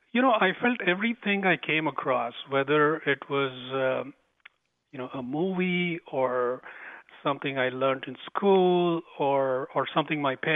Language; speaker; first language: English; non-native, local second language; Tamil